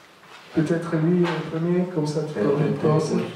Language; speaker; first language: French; non-native, local second language; German